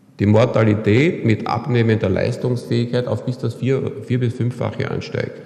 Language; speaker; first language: German; native; German